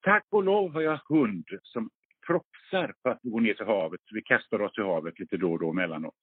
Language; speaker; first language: Swedish; early bilingual, other home language; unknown